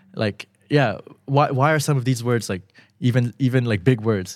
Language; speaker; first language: English; early bilingual, other home language; Thai